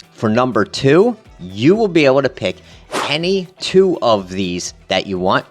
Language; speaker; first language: English; native; English